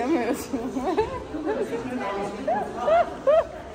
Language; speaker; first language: Chinese; non-native, fluent; Russian